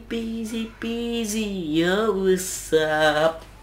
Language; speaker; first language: English; non-native, learner; Indonesian